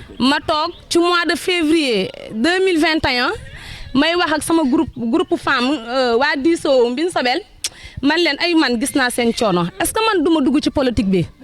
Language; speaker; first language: Wolof; native; Wolof